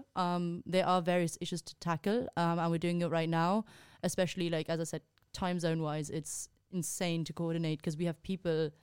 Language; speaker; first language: English; non-native, fluent; Spanish